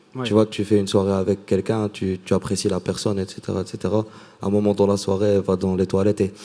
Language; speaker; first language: French; non-native, local second language; Arabic